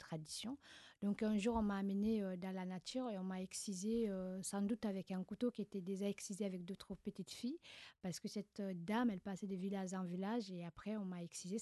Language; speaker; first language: French; non-native, local second language; Fula